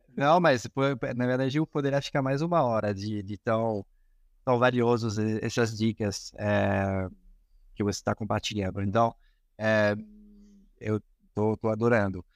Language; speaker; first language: Portuguese; non-native, fluent; Spanish